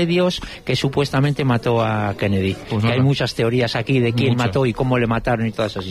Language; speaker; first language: Spanish; native; Spanish